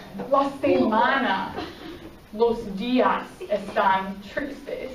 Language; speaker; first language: Spanish; non-native, fluent; English